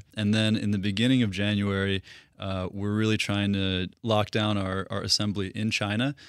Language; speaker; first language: English; early bilingual, other home language; Russian